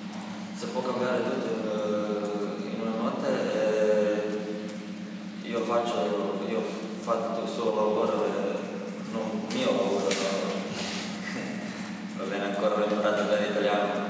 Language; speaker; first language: Italian; non-native, learner; Croatian